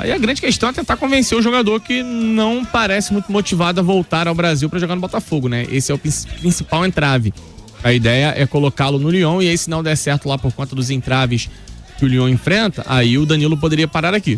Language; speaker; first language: Portuguese; native; Portuguese